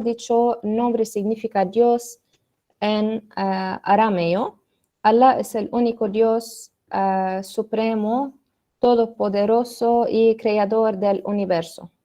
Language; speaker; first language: Spanish; non-native, learner; Arabic